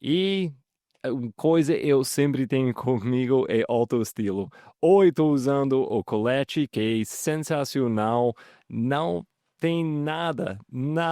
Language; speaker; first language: Portuguese; non-native, fluent; English